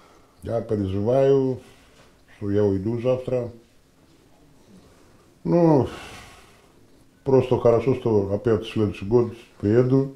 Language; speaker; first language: Russian; non-native, learner; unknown